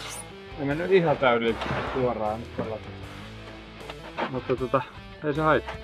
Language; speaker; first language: Finnish; native; Finnish